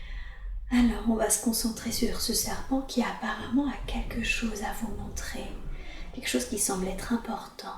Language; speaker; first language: French; native; French